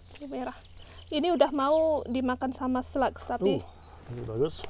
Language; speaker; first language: Indonesian; native; Indonesian